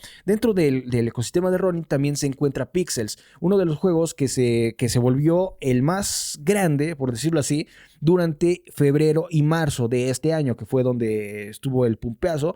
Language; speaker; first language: Spanish; native; Spanish